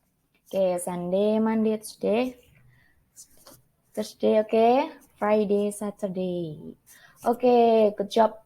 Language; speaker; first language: English; non-native, learner; Indonesian